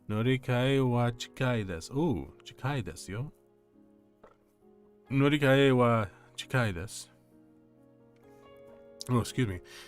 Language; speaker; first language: Japanese; non-native, learner; English